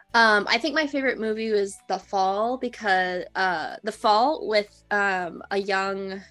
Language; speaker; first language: English; native; English